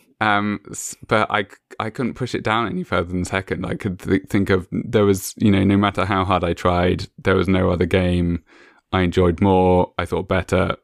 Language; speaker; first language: English; native; English